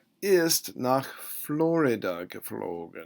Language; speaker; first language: German; non-native, fluent; English